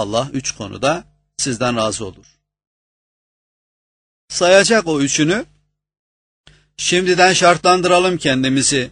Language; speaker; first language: Turkish; native; Turkish